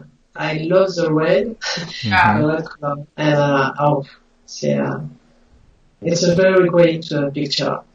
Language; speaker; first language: English; non-native, learner; French